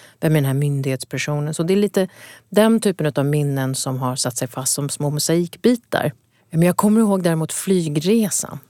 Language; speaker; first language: Swedish; early bilingual, other home language; Kurdish